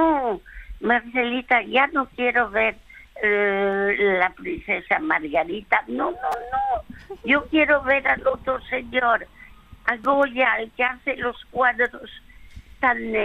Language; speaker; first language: Spanish; early bilingual, other home language; French